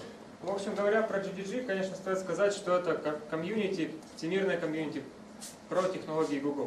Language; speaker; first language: Russian; native; Russian